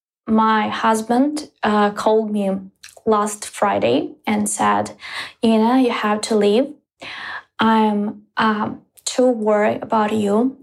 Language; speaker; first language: English; non-native, fluent; Ukrainian